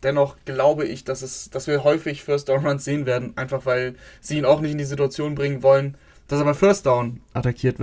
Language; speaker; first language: German; native; German